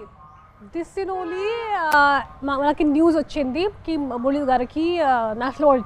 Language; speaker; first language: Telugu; non-native, local second language; Hindi